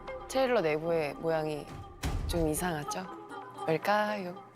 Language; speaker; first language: Korean; native; Korean